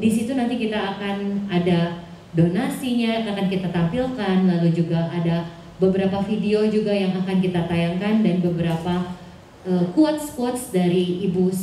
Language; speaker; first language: Indonesian; native; Indonesian